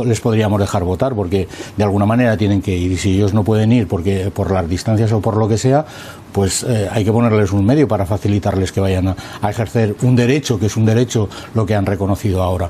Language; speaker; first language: Spanish; native; Spanish